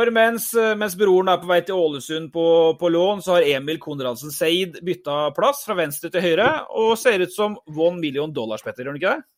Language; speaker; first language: Norwegian; native; Norwegian